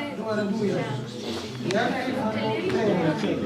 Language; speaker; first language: Italian; non-native, learner; Arabic